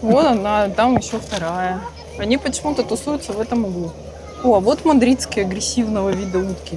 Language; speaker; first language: Russian; native; Russian